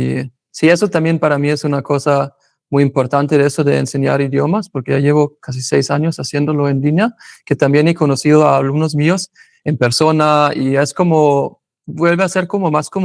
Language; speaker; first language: Spanish; non-native, fluent; German